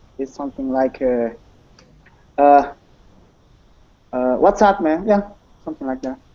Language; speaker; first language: English; non-native, learner; Portuguese